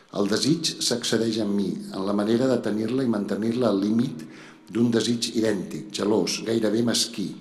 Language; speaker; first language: Catalan; native; Catalan